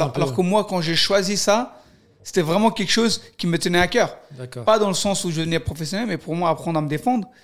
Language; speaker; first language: French; early bilingual, other home language; Kurdish